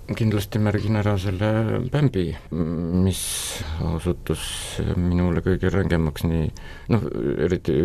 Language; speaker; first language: Estonian; native; Estonian